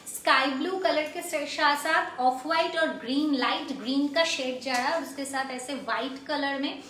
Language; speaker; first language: Hindi; non-native, local second language; Bangla